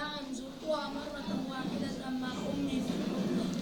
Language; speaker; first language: Arabic; non-native, learner; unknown